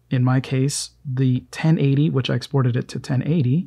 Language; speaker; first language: English; native; English